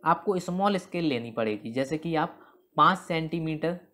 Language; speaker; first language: Hindi; native; Hindi